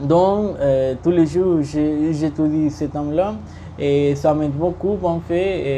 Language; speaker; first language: French; non-native, learner; Spanish